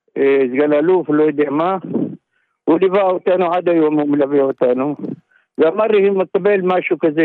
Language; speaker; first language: Hebrew; non-native, local second language; Arabic